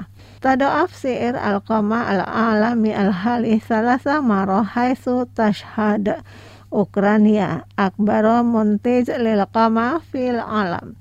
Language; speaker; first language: Arabic; non-native, fluent; Indonesian